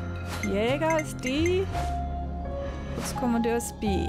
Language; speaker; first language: German; native; German